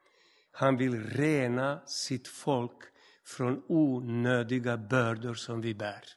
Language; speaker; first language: Swedish; non-native, fluent; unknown